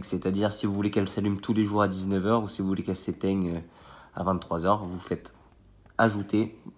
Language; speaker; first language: French; native; French